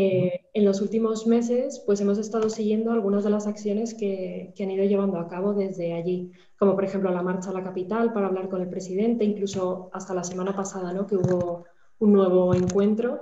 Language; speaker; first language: Spanish; native; Spanish